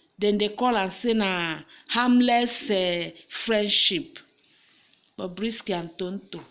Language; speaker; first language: Nigerian Pidgin; native; Nigerian Pidgin